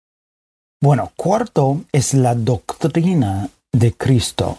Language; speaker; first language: Spanish; non-native, fluent; English